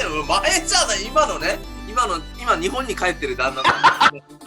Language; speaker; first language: Japanese; native; Japanese